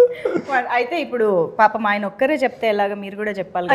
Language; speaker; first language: Telugu; native; Telugu